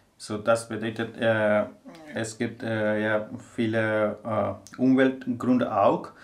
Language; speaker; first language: German; non-native, learner; Gujarati